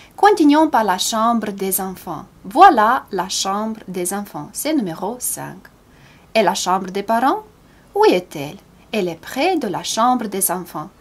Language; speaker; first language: French; non-native, fluent; Romanian